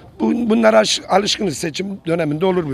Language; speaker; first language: Turkish; native; Turkish